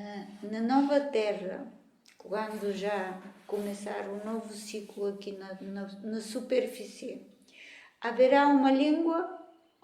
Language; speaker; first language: Portuguese; non-native, fluent; Bulgarian